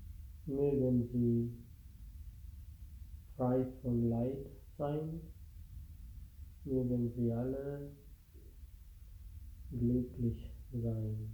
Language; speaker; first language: German; non-native, fluent; Sinhala